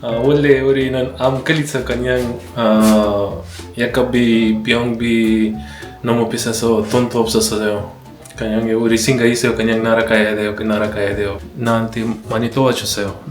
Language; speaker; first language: Korean; non-native, learner; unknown